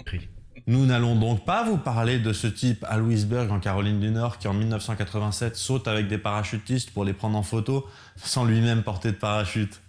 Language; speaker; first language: French; native; French